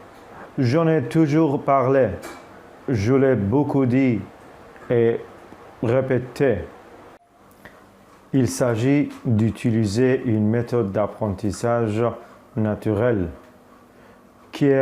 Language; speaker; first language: French; non-native, fluent; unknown